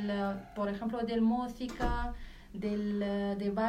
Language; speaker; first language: Spanish; non-native, learner; Arabic